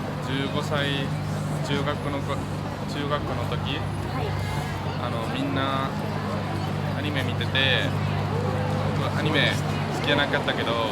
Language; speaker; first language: Japanese; non-native, fluent; Spanish